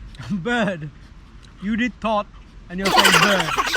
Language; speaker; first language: English; native; English